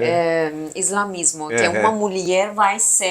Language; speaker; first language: Portuguese; non-native, fluent; Persian